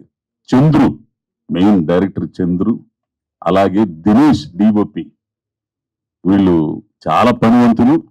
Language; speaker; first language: Telugu; native; Telugu